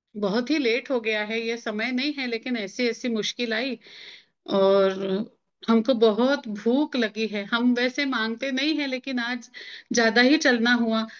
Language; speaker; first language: Hindi; non-native, local second language; Marathi